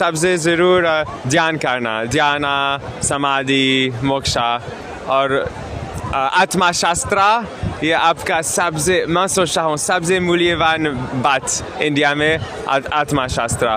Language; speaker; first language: Hindi; non-native, learner; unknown